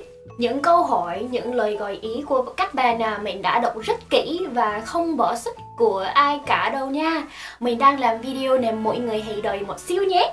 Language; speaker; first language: Vietnamese; non-native, fluent; Korean